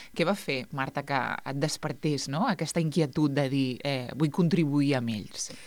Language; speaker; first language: Catalan; native; Catalan